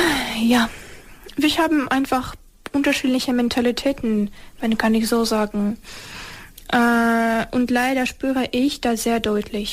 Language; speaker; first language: German; non-native, learner; Ukrainian